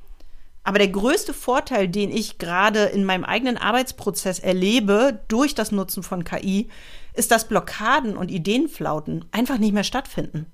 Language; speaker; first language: German; native; German